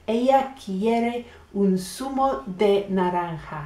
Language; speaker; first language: Spanish; non-native, fluent; English